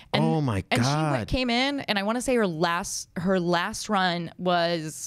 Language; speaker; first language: English; native; English